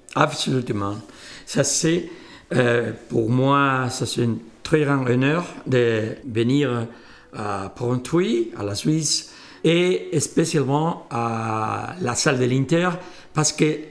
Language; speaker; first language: French; non-native, learner; Spanish